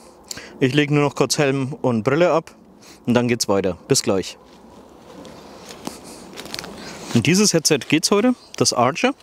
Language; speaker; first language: German; native; German